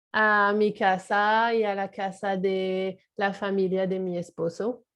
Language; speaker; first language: Spanish; non-native, learner; English